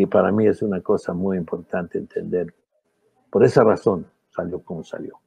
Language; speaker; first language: Spanish; early bilingual, heritage; Spanish